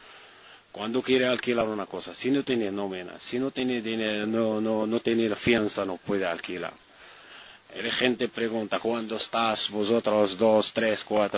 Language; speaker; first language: Spanish; non-native, learner; Arabic